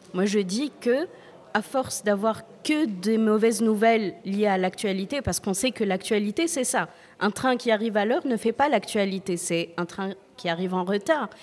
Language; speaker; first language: French; non-native, local second language; Arabic